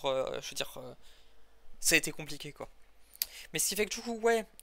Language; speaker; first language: French; native; French